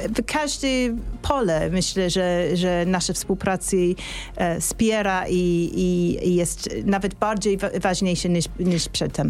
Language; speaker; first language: Polish; non-native, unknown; English